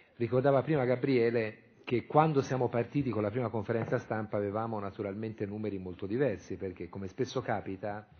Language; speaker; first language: Italian; native; Italian